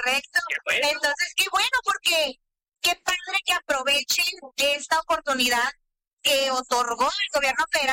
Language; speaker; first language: Spanish; native; Spanish